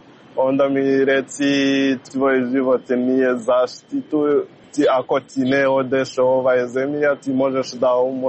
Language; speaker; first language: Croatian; non-native, learner; Rundi